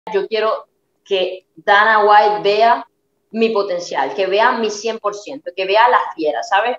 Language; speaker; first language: Spanish; native; Spanish